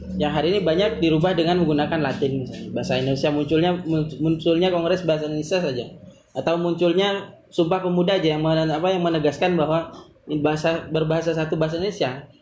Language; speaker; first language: Indonesian; non-native, local second language; Madurese